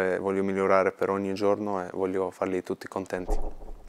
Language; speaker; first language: Italian; non-native, fluent; Swedish